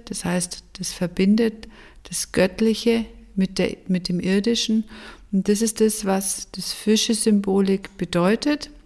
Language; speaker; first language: German; native; German